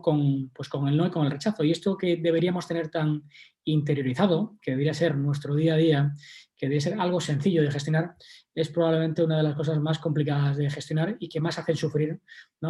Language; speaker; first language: Spanish; native; Spanish